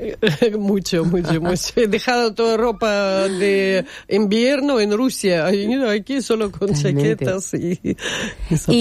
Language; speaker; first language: Spanish; non-native, learner; Russian